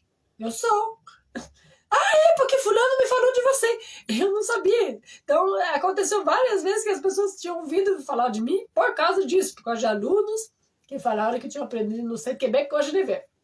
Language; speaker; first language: Portuguese; non-native, fluent; French